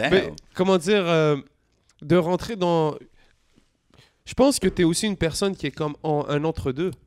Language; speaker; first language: French; native; French